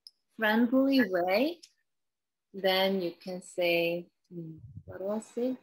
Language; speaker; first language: English; non-native, learner; Korean